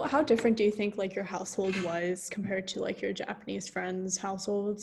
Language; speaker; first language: English; native; English